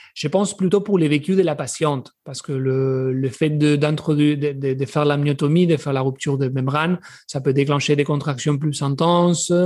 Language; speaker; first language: French; non-native, fluent; Spanish